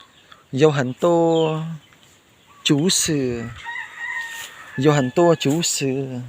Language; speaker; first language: Chinese; non-native, fluent; Khmer